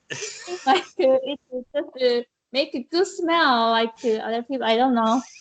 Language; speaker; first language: English; non-native, learner; Korean